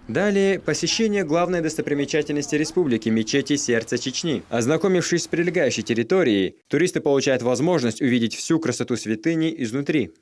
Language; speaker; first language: Russian; non-native, local second language; Chechen